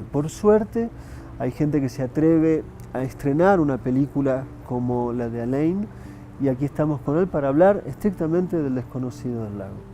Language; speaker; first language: Spanish; native; Spanish